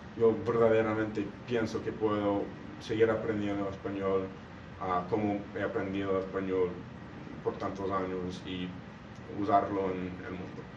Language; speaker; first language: Spanish; non-native, learner; English